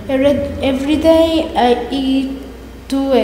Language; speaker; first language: English; non-native, learner; Spanish